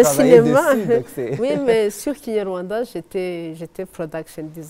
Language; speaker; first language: French; non-native, fluent; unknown